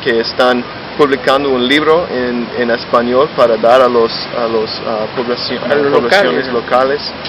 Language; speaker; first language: Spanish; non-native, fluent; English